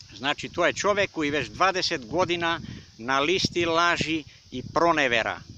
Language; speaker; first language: Serbian; non-native, local second language; Bulgarian